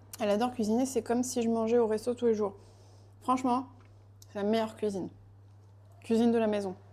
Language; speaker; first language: French; early bilingual, other home language; Portuguese